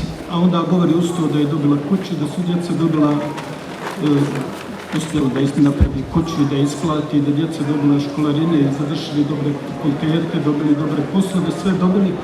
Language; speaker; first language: Bosnian; native; Bosnian